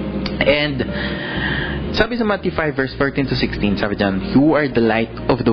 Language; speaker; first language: Filipino; native; Filipino